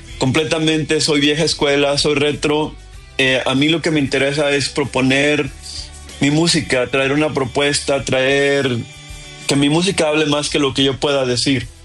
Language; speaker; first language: Spanish; early bilingual, heritage; Spanish